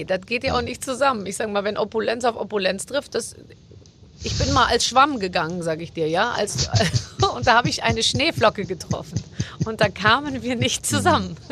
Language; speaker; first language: German; native; German